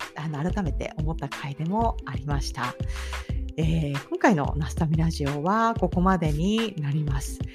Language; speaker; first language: Japanese; native; Japanese